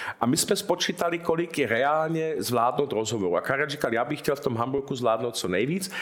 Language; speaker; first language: Czech; early bilingual, heritage; Czech